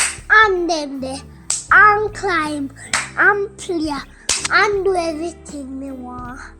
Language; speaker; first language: English; non-native, local second language; Jamaican Creole English